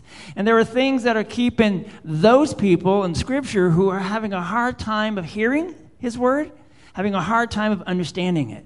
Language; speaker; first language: English; native; English